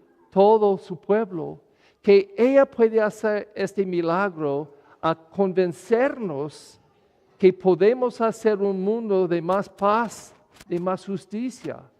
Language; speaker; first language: Spanish; non-native, fluent; English